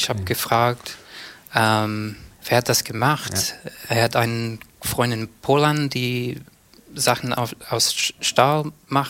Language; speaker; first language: German; non-native, learner; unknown